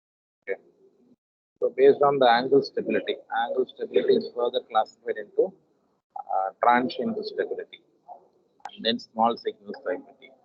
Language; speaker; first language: English; non-native, local second language; Tamil